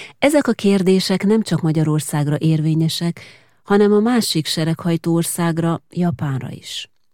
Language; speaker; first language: Hungarian; native; Hungarian